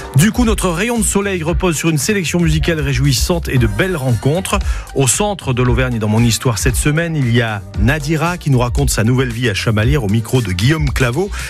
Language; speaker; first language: French; native; French